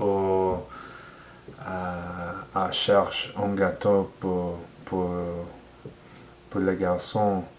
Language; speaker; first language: French; non-native, learner; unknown